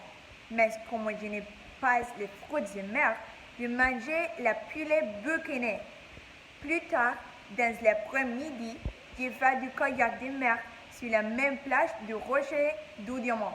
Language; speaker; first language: French; non-native, learner; English